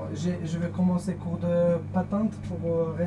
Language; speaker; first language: French; non-native, learner; Turkish